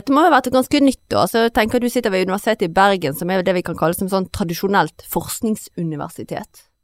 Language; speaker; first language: Norwegian; native; Norwegian